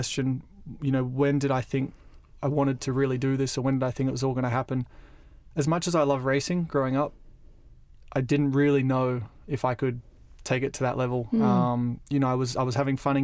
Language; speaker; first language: English; native; English